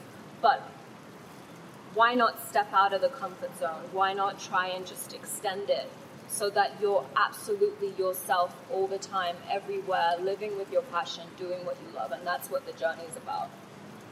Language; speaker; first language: English; non-native, fluent; Thai